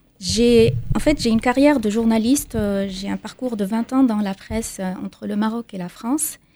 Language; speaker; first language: French; non-native, local second language; Arabic